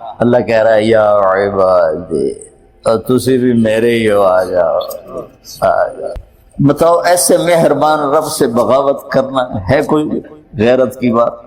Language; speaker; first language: Urdu; non-native, local second language; Punjabi